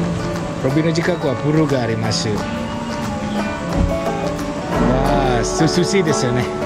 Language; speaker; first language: Japanese; non-native, learner; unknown